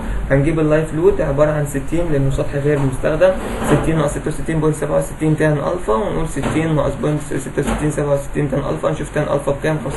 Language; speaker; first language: Arabic; native; Arabic